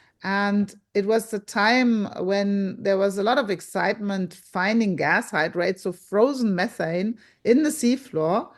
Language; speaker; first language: English; non-native, fluent; German